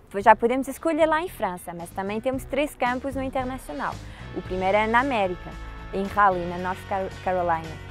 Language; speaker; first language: Portuguese; early bilingual, heritage; Portuguese